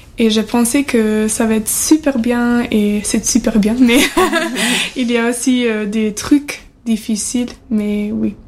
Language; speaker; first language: French; non-native, learner; German